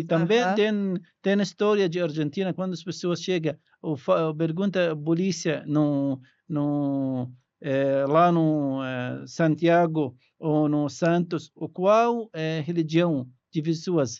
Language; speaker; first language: Portuguese; non-native, learner; Arabic